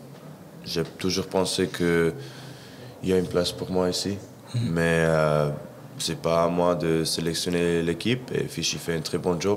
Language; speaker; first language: French; non-native, fluent; English